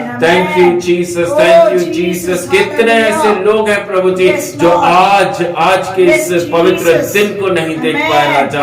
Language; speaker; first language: Hindi; native; Hindi